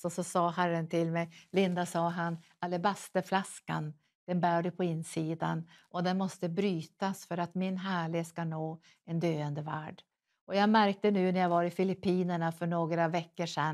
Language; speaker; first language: Swedish; native; Swedish